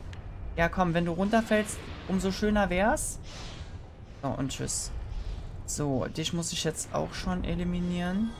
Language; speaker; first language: German; native; German